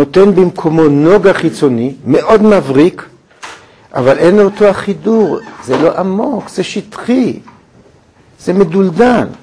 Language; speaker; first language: Hebrew; native; Hebrew